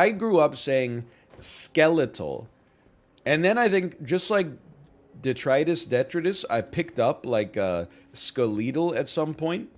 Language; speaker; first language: English; native; English